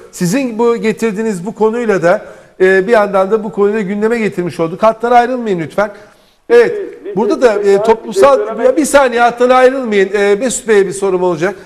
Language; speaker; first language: Turkish; native; Turkish